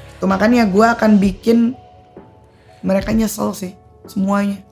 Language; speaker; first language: Indonesian; native; Indonesian